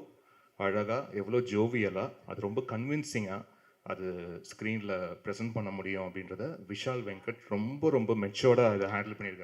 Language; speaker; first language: Tamil; native; Tamil